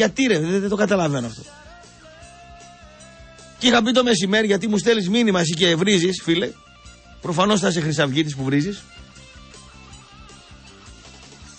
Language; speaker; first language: Greek; native; Greek